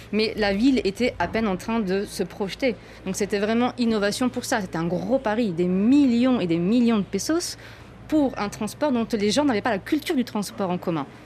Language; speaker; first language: French; native; French